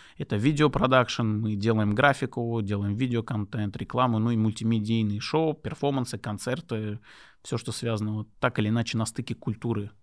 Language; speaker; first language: Russian; non-native, local second language; Lezghian